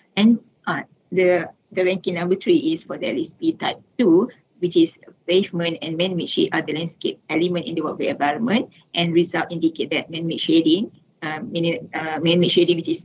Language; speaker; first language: English; non-native, local second language; Malay